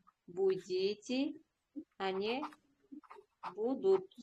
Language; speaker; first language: Russian; non-native, learner; Uzbek